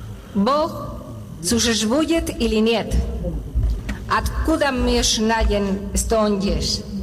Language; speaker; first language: Russian; non-native, learner; Spanish